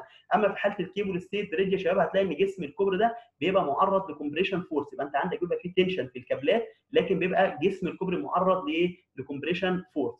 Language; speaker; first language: Arabic; native; Arabic